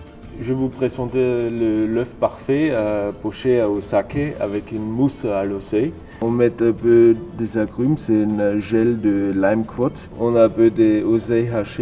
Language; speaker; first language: French; non-native, fluent; German